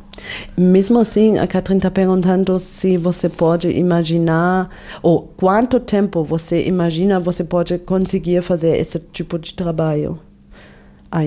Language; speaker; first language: Portuguese; non-native, fluent; German